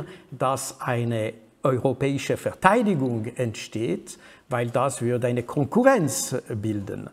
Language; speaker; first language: German; non-native, fluent; French